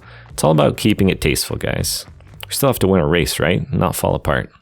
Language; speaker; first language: English; native; English